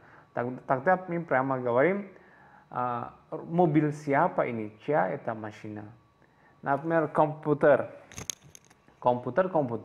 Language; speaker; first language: Russian; non-native, learner; Javanese